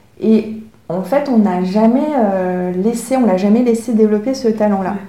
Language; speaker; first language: French; early bilingual, other home language; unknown